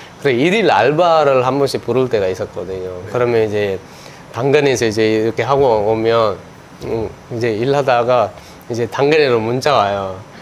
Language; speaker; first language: Korean; non-native, fluent; Sinhala